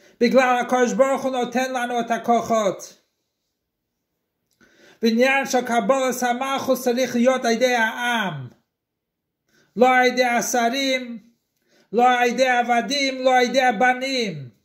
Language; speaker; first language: Hebrew; non-native, fluent; English